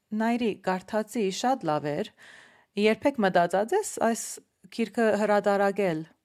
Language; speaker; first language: Armenian; early bilingual, heritage; Armenian